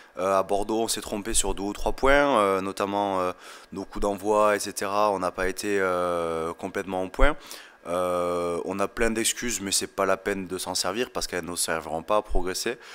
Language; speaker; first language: French; native; French